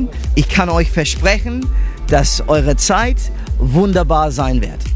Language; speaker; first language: German; non-native, fluent; English